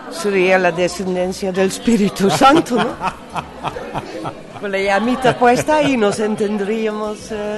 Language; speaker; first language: Spanish; non-native, fluent; Dutch